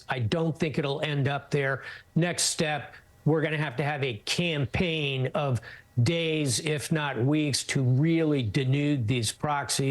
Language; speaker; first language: English; native; English